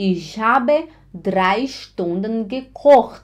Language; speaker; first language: German; non-native, fluent; Portuguese